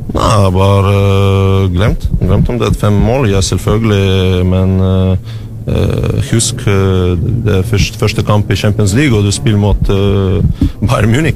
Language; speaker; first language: Norwegian; non-native, learner; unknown